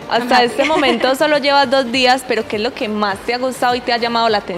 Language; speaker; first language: Spanish; native; Spanish